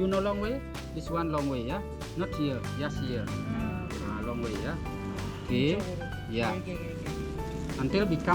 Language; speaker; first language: English; non-native, learner; Indonesian